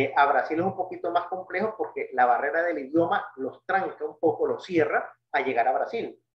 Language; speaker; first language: Spanish; native; Spanish